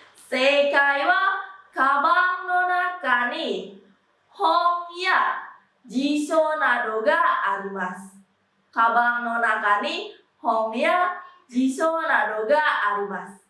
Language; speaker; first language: Japanese; non-native, fluent; Indonesian